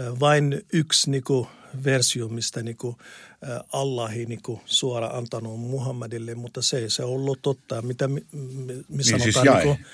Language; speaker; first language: Finnish; non-native, learner; Arabic